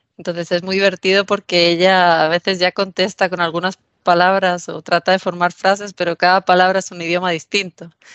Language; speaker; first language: Spanish; native; Spanish